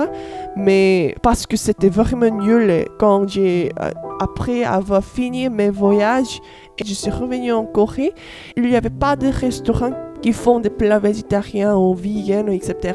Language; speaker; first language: French; non-native, learner; Korean